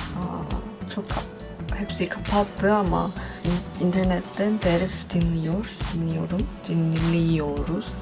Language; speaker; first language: Turkish; non-native, learner; Korean